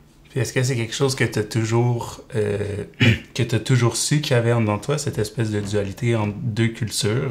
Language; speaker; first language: French; native; French